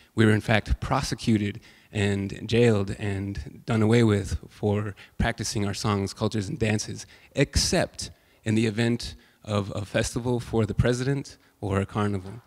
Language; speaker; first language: English; native; English